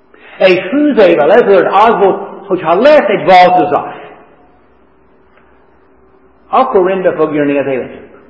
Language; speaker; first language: Hungarian; non-native, fluent; English